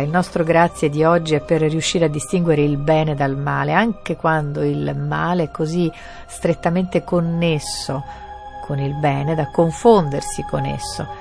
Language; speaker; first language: Italian; native; Italian